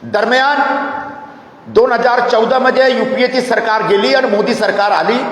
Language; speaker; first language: Hindi; native; Hindi